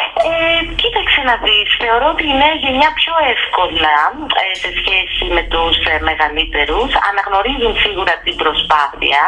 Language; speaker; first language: Greek; native; Greek